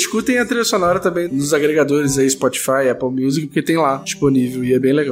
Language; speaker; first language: Portuguese; native; Portuguese